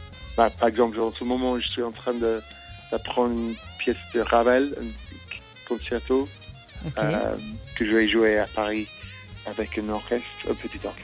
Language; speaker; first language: French; non-native, fluent; English